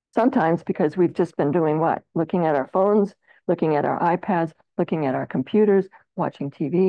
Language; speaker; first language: English; native; English